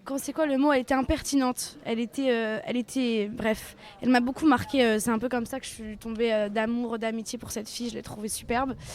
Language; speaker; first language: French; native; French